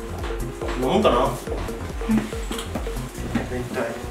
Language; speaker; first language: Japanese; native; Japanese